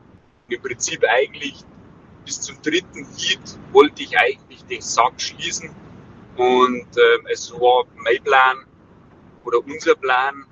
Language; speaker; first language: German; native; German